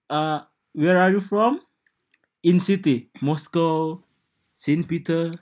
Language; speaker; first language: English; non-native, learner; Indonesian